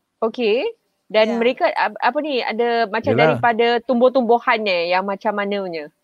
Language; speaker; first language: Malay; native; Malay